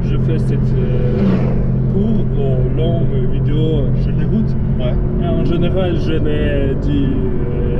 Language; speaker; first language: French; non-native, learner; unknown